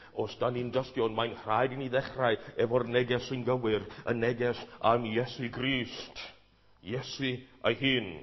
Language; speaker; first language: Welsh; non-native, fluent; English